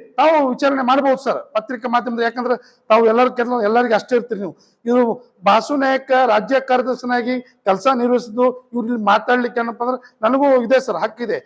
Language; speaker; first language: Kannada; non-native, local second language; Lambadi